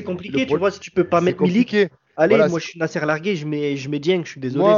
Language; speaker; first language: French; native; French